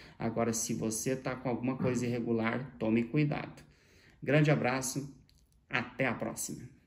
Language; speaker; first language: Portuguese; native; Portuguese